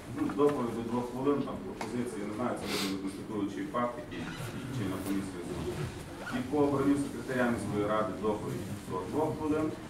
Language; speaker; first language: Ukrainian; native; Ukrainian